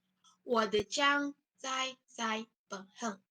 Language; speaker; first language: Chinese; non-native, learner; Malay